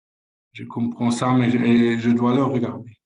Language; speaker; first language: French; non-native, fluent; Spanish